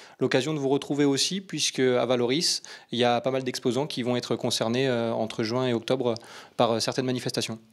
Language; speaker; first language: French; native; French